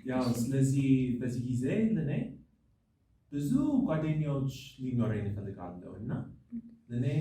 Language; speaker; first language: Amharic; non-native, learner; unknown